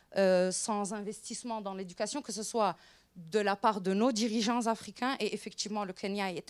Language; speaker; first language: French; non-native, local second language; Arabic